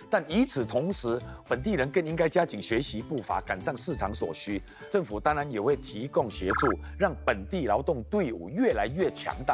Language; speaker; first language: Chinese; native; Chinese